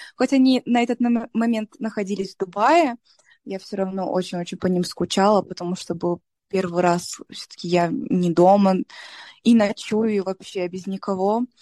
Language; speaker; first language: Russian; non-native, local second language; Tajik